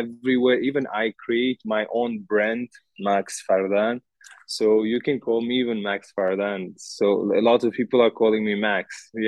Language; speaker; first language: English; non-native, learner; Uzbek